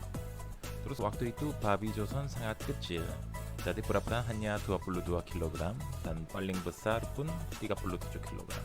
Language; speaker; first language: Indonesian; non-native, fluent; Korean